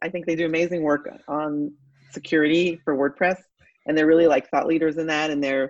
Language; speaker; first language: English; native; English